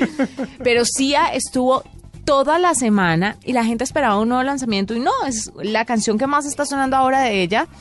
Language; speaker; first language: Spanish; native; Spanish